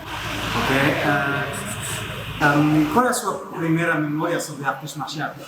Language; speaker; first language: Portuguese; non-native, learner; French